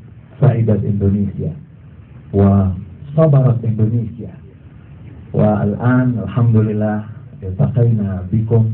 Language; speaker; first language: Arabic; non-native, fluent; Indonesian